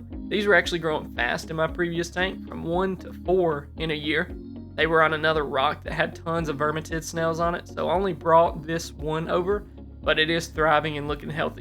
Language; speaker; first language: English; native; English